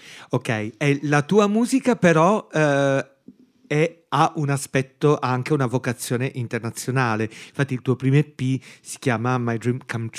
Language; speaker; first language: Italian; native; Italian